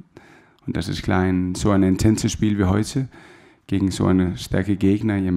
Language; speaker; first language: German; non-native, fluent; Danish